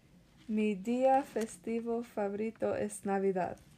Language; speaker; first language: Spanish; early bilingual, other home language; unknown